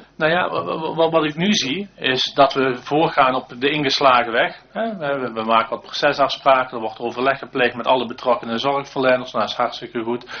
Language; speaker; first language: Dutch; native; Dutch